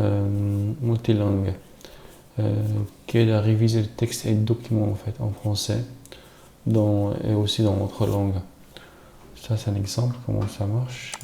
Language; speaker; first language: French; non-native, learner; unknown